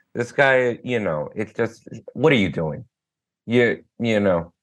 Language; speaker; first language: English; native; English